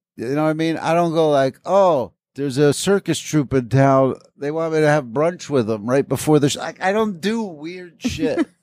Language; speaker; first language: English; native; English